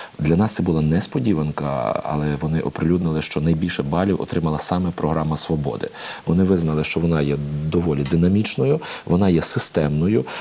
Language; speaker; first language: Ukrainian; native; Ukrainian